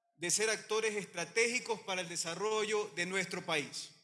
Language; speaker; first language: Spanish; native; Spanish